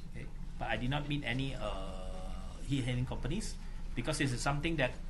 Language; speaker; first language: English; non-native, local second language; Malay